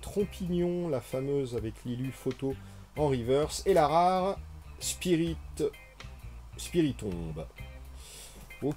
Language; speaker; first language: French; native; French